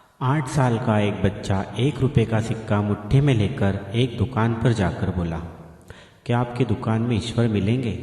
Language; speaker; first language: Hindi; native; Hindi